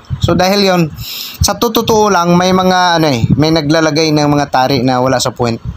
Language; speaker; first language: Filipino; non-native, local second language; Cebuano